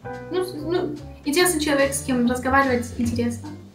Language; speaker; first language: Russian; early bilingual, heritage; Russian